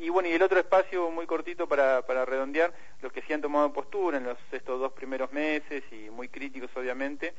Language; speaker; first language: Spanish; native; Spanish